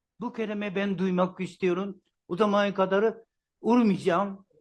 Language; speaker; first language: Turkish; non-native, learner; Japanese